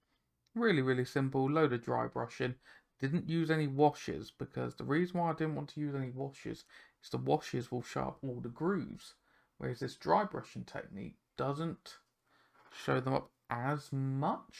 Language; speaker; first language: English; native; English